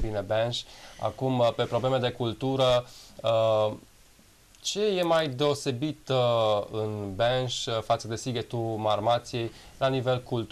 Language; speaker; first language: Romanian; native; Romanian